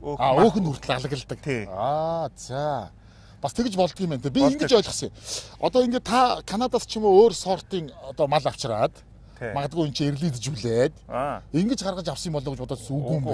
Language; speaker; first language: Mongolian; native; Mongolian